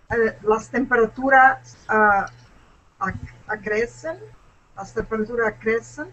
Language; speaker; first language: Spanish; non-native, learner; English